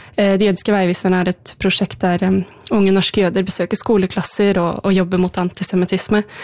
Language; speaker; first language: Norwegian; native; Norwegian